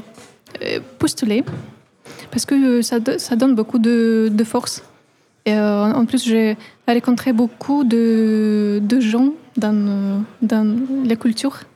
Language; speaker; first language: French; non-native, fluent; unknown